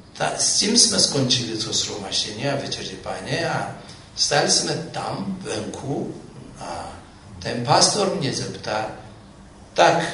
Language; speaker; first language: Czech; non-native, fluent; Amharic